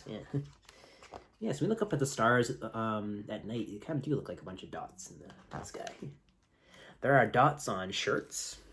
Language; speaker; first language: English; native; English